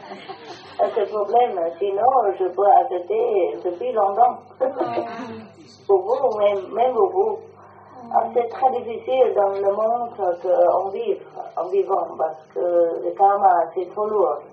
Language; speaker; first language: French; non-native, learner; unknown